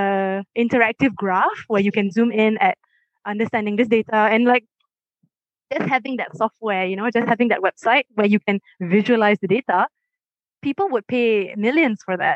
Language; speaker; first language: English; non-native, local second language; Malay